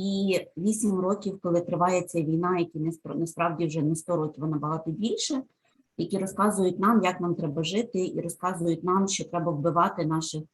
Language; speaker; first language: Ukrainian; native; Ukrainian